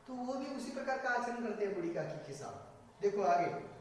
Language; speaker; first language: Hindi; non-native, local second language; Marathi